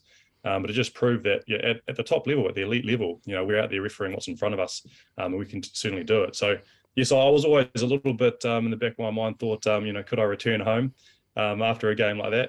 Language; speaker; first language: English; native; English